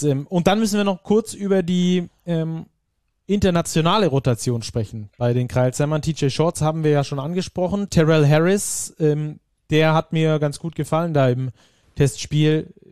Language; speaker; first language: German; native; German